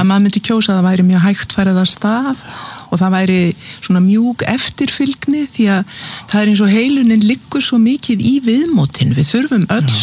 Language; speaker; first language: Icelandic; native; Icelandic